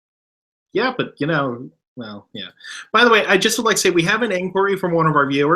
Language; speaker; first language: English; native; English